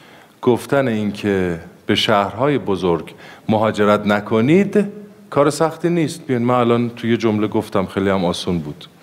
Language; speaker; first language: Persian; native; Persian